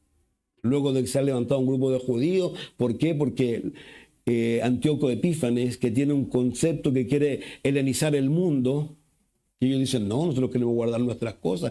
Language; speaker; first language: Spanish; native; Spanish